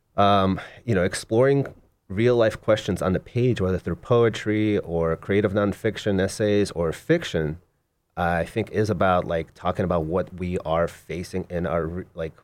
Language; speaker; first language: English; early bilingual, other home language; Russian